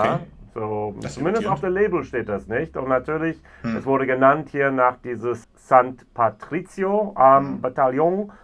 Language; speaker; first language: German; non-native, fluent; English